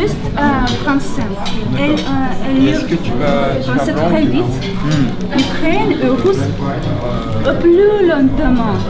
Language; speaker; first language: French; non-native, learner; Ukrainian